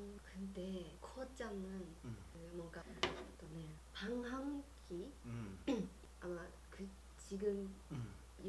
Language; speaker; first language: Korean; non-native, learner; Japanese